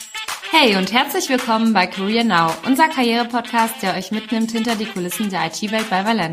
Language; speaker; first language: German; native; German